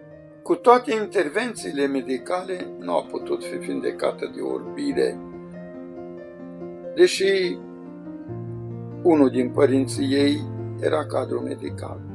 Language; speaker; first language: Romanian; native; Romanian